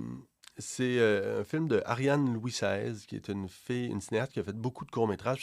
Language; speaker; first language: French; native; French